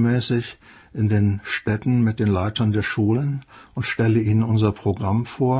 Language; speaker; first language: German; native; German